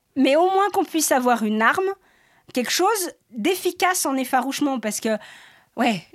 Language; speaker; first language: French; native; French